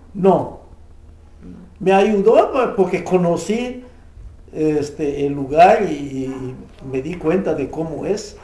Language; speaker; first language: Spanish; native; Spanish